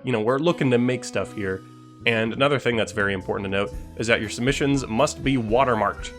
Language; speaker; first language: English; native; English